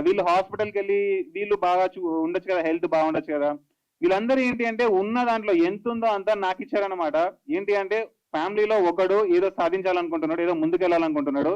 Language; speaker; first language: Telugu; native; Telugu